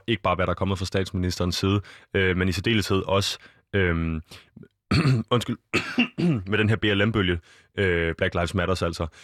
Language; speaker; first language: Danish; native; Danish